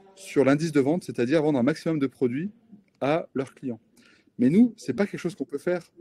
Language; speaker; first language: French; native; French